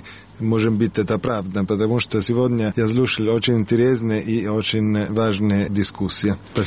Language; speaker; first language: Russian; non-native, learner; Italian